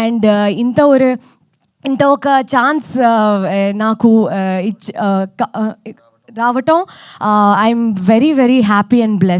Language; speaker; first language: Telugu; non-native, fluent; Kannada